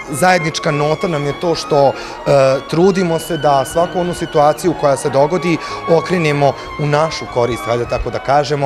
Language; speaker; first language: Bosnian; native; Bosnian